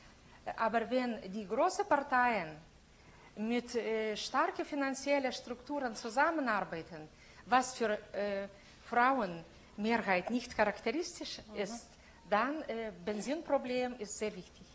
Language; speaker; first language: German; non-native, fluent; Lithuanian